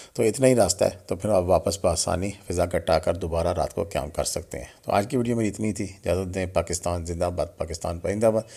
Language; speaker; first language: Urdu; non-native, local second language; Pahari-Potwari